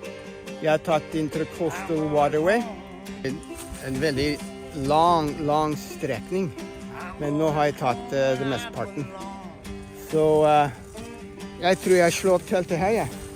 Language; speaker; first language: Norwegian; non-native, fluent; English